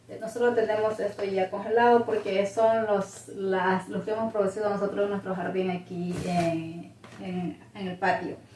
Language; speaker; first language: Spanish; native; Spanish